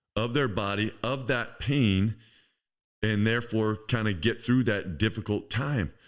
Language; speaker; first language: English; native; English